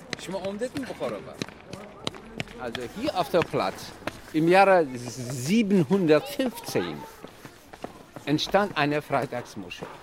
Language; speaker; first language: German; non-native, learner; Tajik